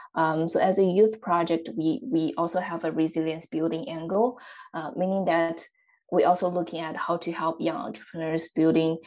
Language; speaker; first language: English; non-native, fluent; Chinese